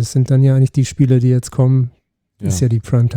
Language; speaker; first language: German; native; German